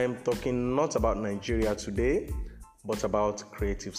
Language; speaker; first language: English; non-native, local second language; Yoruba